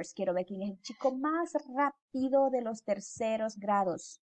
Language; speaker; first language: Spanish; native; Spanish